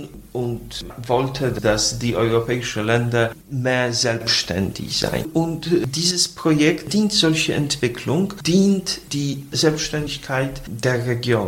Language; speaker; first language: German; non-native, fluent; Polish